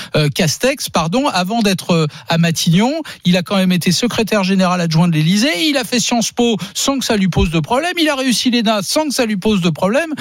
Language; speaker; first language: French; native; French